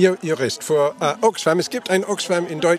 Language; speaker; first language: German; non-native, learner; English